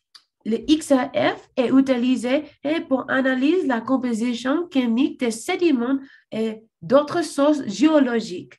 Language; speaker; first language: French; non-native, learner; English